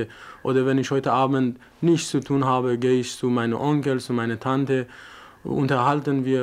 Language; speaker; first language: German; non-native, fluent; Persian